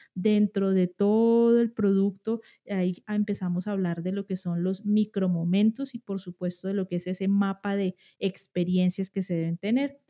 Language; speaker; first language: Spanish; native; Spanish